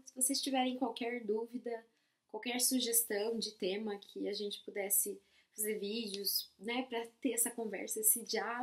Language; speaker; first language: Portuguese; native; Portuguese